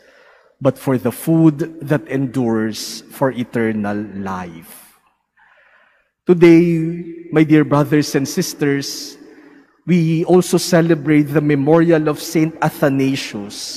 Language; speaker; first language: English; non-native, local second language; Filipino